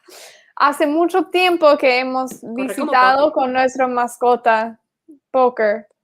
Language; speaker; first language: Spanish; non-native, fluent; English